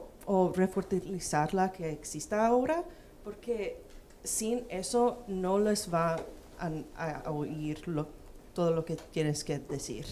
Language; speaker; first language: Spanish; non-native, fluent; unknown